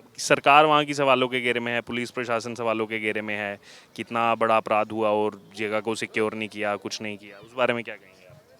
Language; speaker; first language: Hindi; native; Hindi